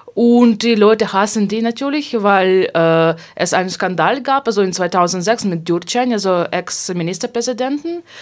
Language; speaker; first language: German; non-native, fluent; Hungarian